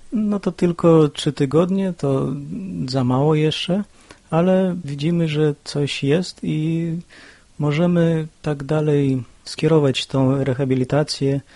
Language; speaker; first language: Polish; early bilingual, other home language; Russian